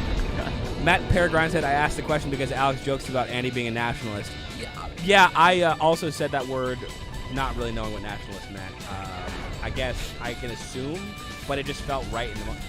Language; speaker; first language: English; native; English